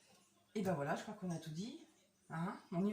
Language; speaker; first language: French; native; French